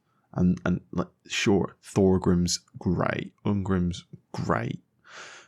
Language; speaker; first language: English; native; English